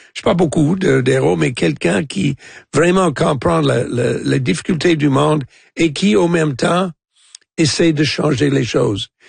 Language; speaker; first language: French; non-native, local second language; English